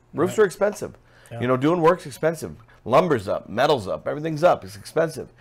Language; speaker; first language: English; native; English